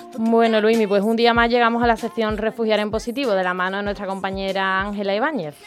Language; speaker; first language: Spanish; native; Spanish